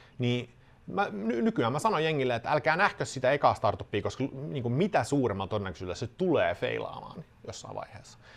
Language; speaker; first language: Finnish; non-native, fluent; Swedish